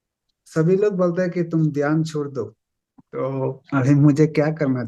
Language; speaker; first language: Hindi; non-native, local second language; Bangla